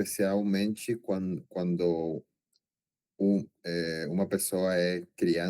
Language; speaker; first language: Portuguese; non-native, learner; Spanish